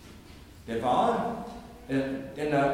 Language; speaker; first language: Swedish; non-native, fluent; German